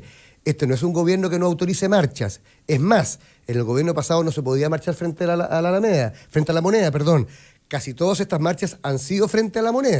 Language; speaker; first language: Spanish; native; Spanish